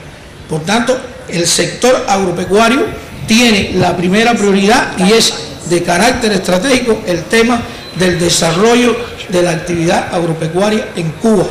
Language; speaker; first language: Spanish; native; Spanish